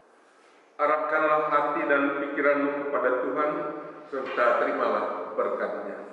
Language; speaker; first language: Indonesian; native; Indonesian